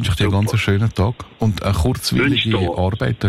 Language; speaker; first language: German; native; German